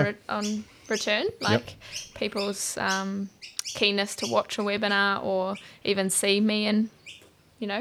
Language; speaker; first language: English; native; English